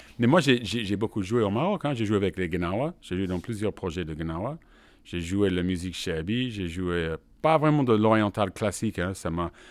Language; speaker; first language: French; non-native, fluent; English